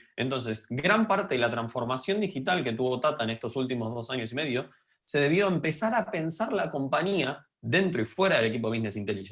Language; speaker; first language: Spanish; native; Spanish